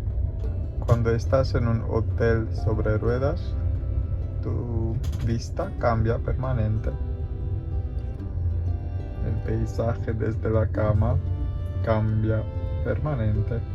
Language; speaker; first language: Spanish; non-native, fluent; Romanian